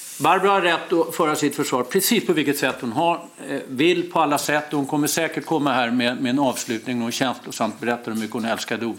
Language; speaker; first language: Swedish; native; Swedish